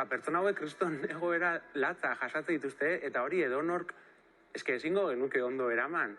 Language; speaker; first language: Basque; native; Basque